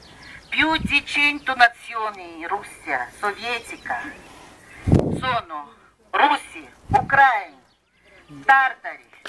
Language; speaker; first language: Italian; non-native, fluent; Russian